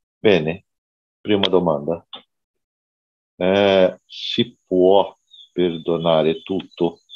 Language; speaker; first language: Italian; non-native, learner; Portuguese